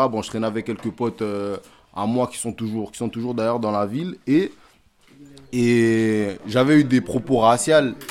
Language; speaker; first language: French; early bilingual, other home language; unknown